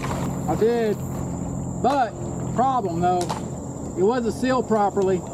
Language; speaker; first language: English; native; English